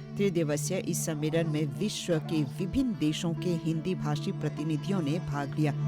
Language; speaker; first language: Hindi; non-native, local second language; Morisyen